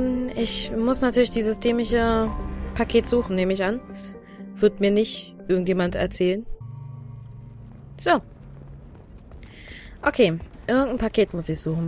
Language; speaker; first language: German; native; German